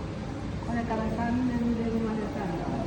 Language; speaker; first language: Japanese; non-native, fluent; Filipino